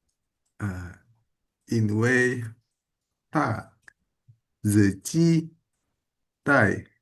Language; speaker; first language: Chinese; non-native, learner; Indonesian